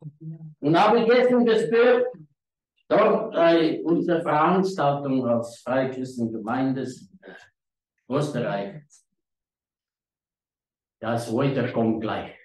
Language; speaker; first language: German; non-native, learner; Afrikaans